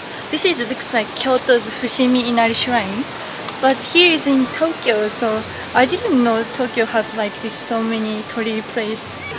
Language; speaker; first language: English; non-native, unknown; Japanese